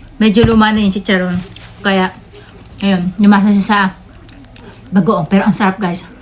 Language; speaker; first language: Filipino; native; Filipino